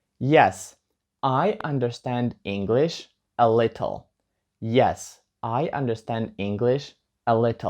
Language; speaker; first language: English; non-native, learner; Ukrainian